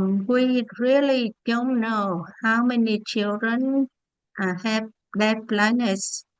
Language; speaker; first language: English; non-native, learner; Vietnamese